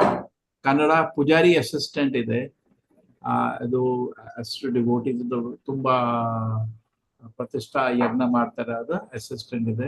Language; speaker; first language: Kannada; non-native, learner; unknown